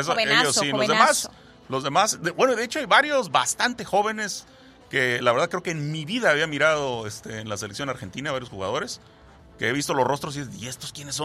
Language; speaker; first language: Spanish; native; Spanish